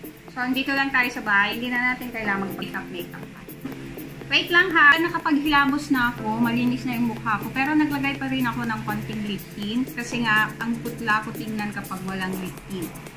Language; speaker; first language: Filipino; native; Filipino